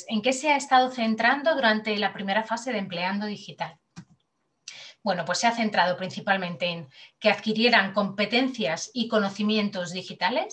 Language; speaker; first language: Spanish; native; Spanish